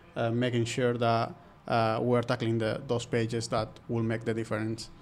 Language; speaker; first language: English; non-native, fluent; Spanish